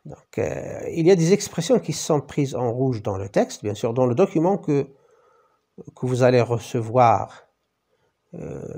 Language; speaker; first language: French; non-native, local second language; Arabic